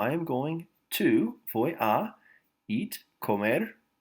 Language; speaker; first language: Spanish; non-native, fluent; English